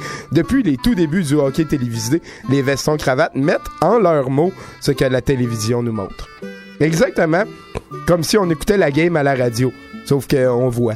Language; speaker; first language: French; native; French